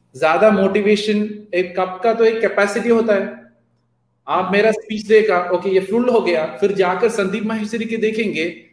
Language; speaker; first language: Hindi; non-native, local second language; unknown